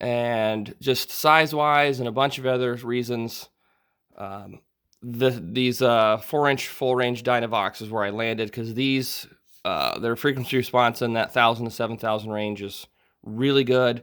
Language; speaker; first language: English; native; English